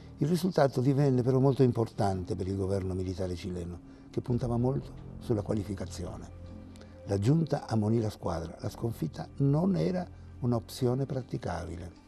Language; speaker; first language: Italian; non-native, fluent; Spanish